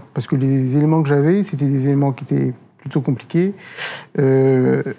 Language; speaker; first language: French; native; French